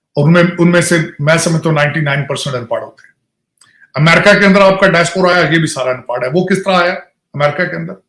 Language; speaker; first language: Urdu; native; Urdu